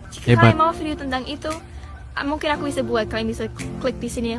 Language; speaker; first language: Indonesian; non-native, fluent; English